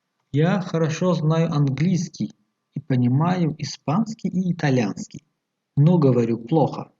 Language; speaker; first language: Russian; non-native, fluent; Tajik